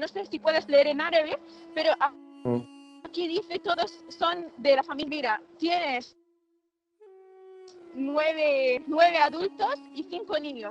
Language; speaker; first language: Spanish; non-native, fluent; Arabic